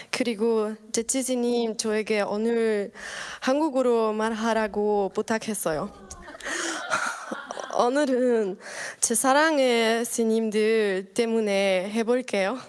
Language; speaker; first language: Korean; non-native, learner; Spanish